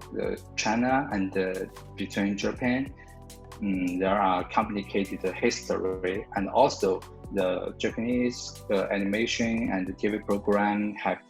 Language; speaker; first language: English; non-native, learner; Chinese